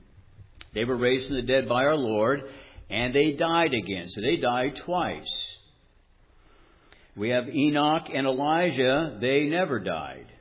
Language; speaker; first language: English; native; English